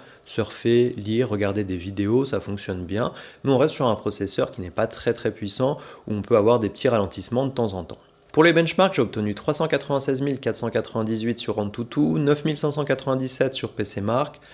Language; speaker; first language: French; native; French